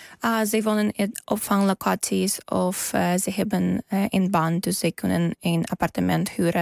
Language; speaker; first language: Dutch; non-native, learner; Ukrainian